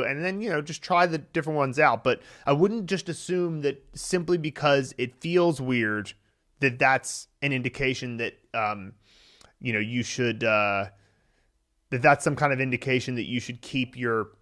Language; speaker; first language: English; native; English